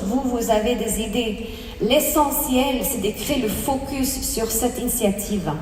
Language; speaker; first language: French; non-native, fluent; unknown